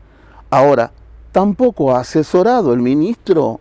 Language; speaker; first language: Spanish; native; Spanish